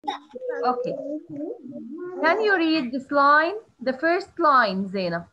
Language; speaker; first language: English; non-native, learner; Arabic